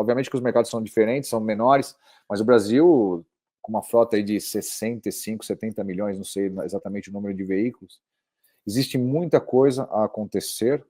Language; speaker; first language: Portuguese; native; Portuguese